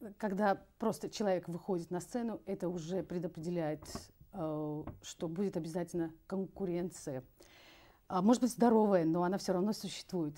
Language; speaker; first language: Russian; native; Russian